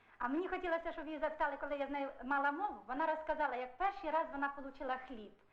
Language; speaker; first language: Ukrainian; native; Ukrainian